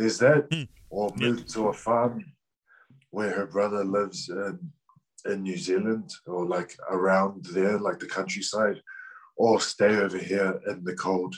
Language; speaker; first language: English; native; English